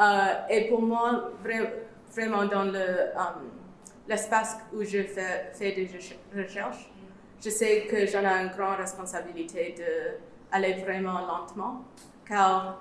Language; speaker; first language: French; non-native, learner; English